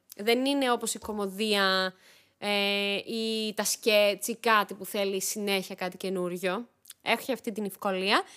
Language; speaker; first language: Greek; early bilingual, other home language; Armenian